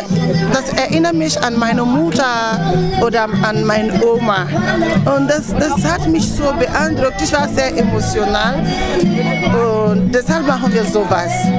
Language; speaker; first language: German; non-native, fluent; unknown